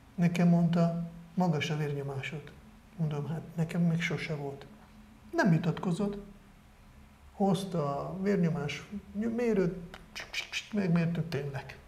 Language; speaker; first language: Hungarian; non-native, fluent; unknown